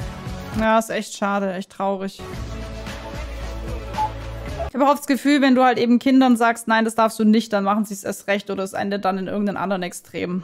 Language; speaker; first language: German; native; German